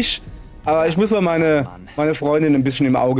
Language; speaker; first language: German; native; German